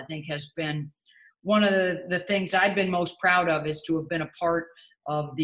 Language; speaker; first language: English; native; English